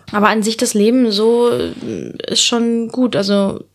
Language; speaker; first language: German; early bilingual, heritage; Spanish